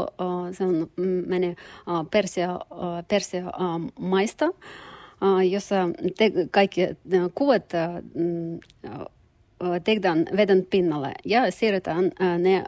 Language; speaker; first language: Finnish; non-native, learner; Russian